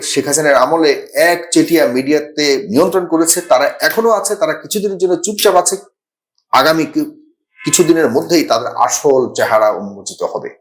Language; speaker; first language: Bangla; native; Bangla